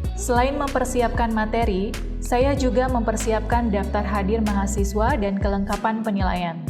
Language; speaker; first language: Indonesian; native; Indonesian